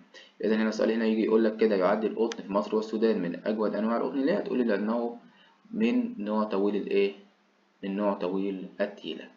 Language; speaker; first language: Arabic; native; Arabic